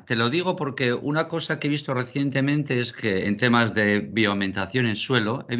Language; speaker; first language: Spanish; native; Spanish